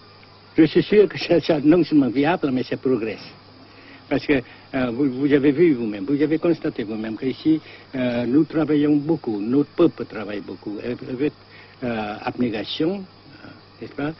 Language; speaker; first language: French; non-native, fluent; Vietnamese